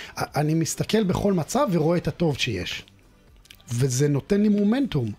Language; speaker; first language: Hebrew; native; Hebrew